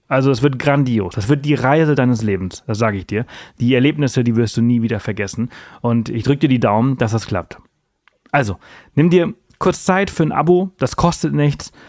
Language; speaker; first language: German; early bilingual, heritage; German